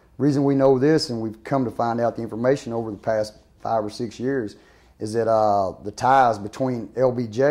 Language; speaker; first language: English; native; English